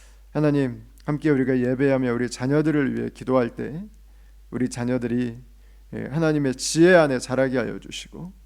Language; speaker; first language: Korean; native; Korean